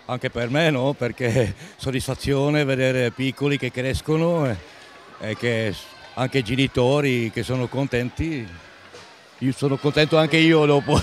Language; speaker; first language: Italian; non-native, learner; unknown